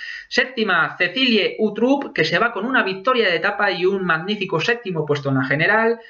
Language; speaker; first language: Spanish; native; Spanish